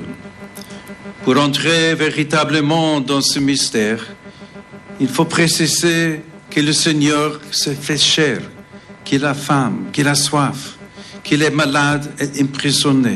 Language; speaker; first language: French; non-native, fluent; English